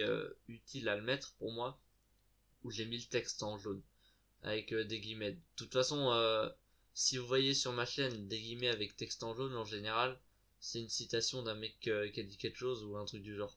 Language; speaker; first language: French; native; French